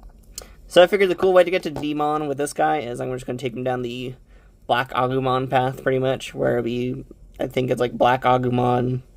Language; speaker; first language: English; native; English